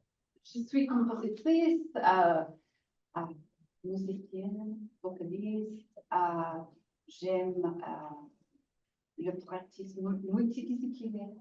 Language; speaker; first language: French; non-native, learner; English